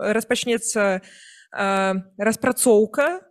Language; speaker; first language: Belarusian; native; Belarusian